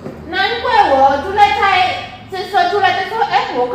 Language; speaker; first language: Chinese; non-native, learner; Indonesian